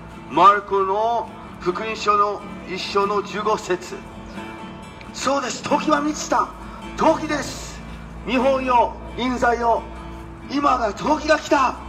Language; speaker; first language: Japanese; non-native, fluent; English